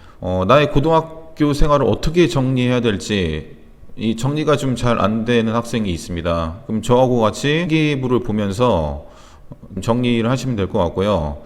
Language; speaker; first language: Korean; native; Korean